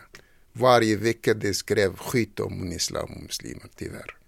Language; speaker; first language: Swedish; non-native, fluent; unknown